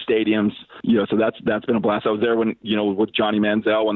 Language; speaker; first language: English; native; English